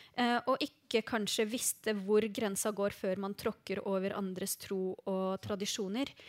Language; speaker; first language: Norwegian; early bilingual, other home language; Arabic